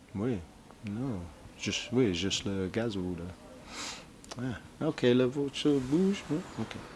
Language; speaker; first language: French; non-native, learner; English